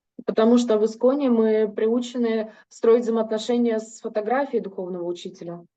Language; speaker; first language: Russian; native; Russian